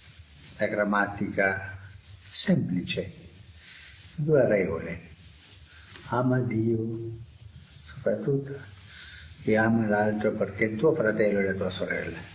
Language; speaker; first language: Italian; non-native, fluent; Spanish